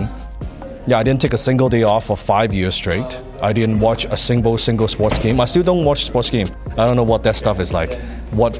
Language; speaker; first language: English; non-native, local second language; Cantonese